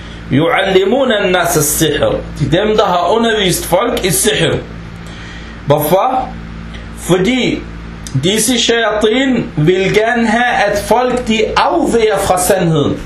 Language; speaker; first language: Danish; non-native, fluent; Arabic